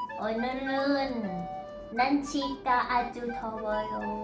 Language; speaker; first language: Korean; non-native, learner; Thai